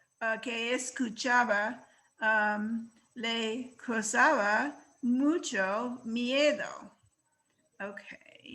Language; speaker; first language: Spanish; non-native, learner; English